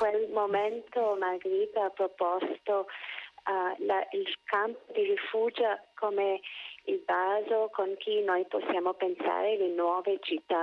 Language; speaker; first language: Italian; non-native, fluent; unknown